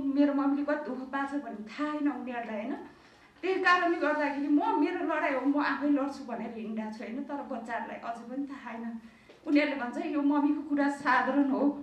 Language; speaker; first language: Nepali; non-native, local second language; Eastern Tamang